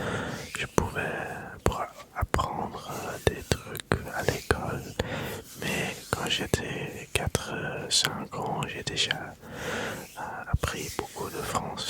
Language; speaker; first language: French; early bilingual, other home language; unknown